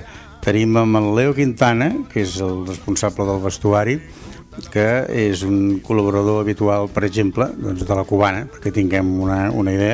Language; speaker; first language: Catalan; native; Catalan